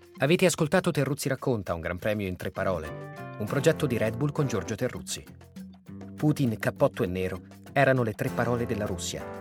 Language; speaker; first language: Italian; native; Italian